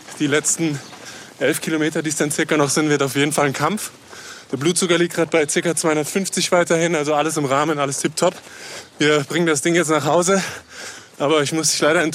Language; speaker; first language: German; native; German